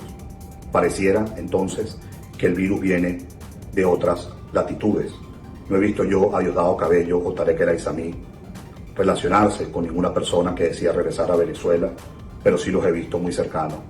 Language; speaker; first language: Spanish; native; Spanish